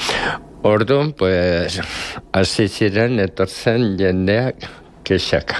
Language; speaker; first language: Basque; native; Basque